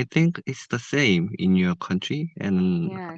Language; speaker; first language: English; non-native, learner; Korean